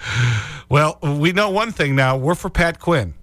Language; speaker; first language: English; native; English